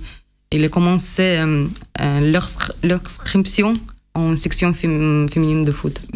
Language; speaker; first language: French; non-native, learner; Russian